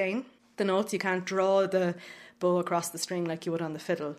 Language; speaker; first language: English; native; English